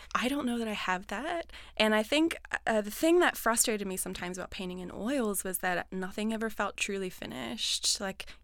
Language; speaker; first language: English; native; English